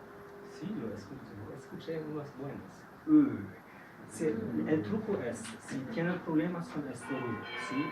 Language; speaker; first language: Spanish; non-native, fluent; German